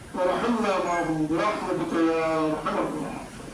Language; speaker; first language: Arabic; non-native, learner; Bangla